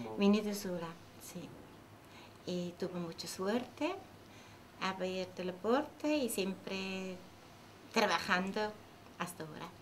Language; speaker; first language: Spanish; non-native, learner; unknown